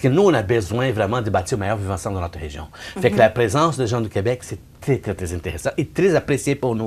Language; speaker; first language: French; non-native, fluent; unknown